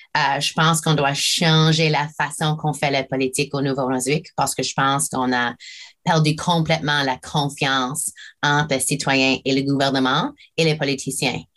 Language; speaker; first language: French; non-native, local second language; English